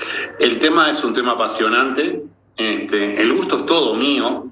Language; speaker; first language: Spanish; native; Spanish